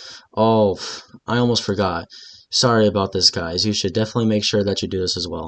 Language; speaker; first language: English; native; English